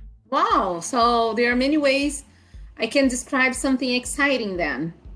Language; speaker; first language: English; non-native, fluent; Portuguese